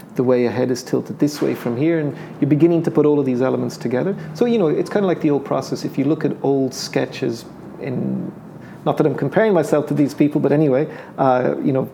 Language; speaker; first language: English; native; English